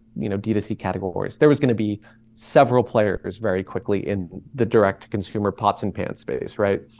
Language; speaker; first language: English; native; English